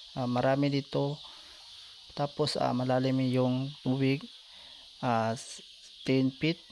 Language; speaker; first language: Filipino; non-native, local second language; Cebuano